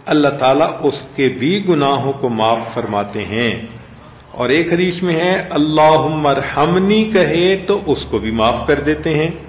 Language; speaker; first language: Urdu; non-native, local second language; Punjabi